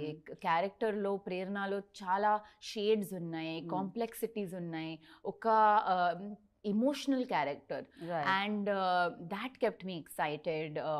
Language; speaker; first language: Telugu; non-native, learner; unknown